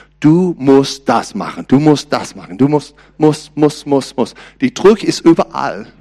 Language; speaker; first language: German; non-native, learner; English